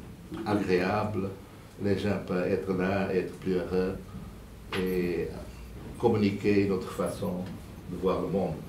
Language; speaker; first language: French; non-native, fluent; Portuguese